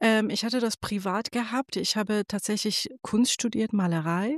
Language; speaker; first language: German; non-native, fluent; Persian